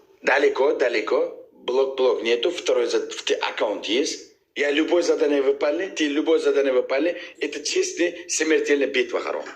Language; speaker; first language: Russian; non-native, learner; Uzbek